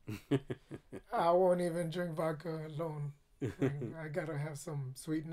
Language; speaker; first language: English; early bilingual, other home language; Spanish